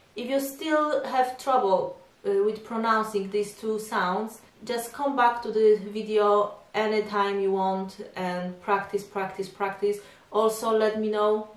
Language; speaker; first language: English; non-native, fluent; Polish